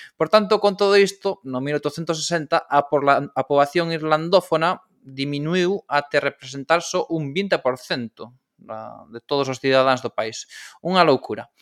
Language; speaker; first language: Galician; non-native, local second language; Spanish